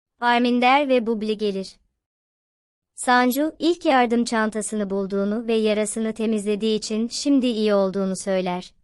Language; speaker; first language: Turkish; native; Turkish